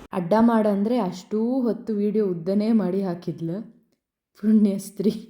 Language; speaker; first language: Kannada; native; Kannada